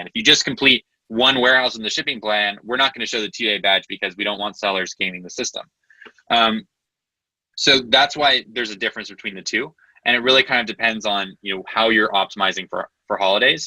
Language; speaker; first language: English; native; English